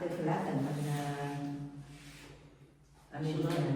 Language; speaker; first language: Dutch; non-native, learner; Vietnamese